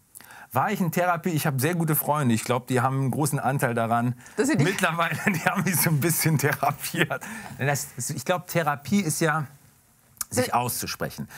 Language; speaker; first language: German; native; German